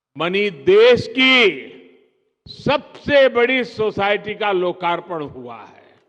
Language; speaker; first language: Hindi; non-native, local second language; Gujarati